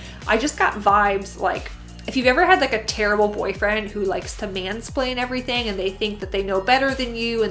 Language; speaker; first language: English; native; English